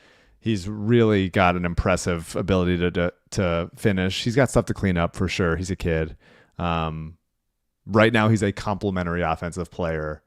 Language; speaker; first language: English; native; English